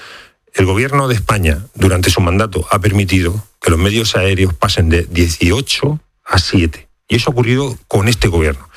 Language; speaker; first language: Spanish; native; Spanish